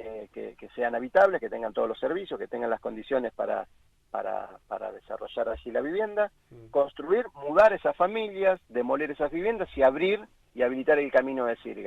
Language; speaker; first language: Spanish; native; Spanish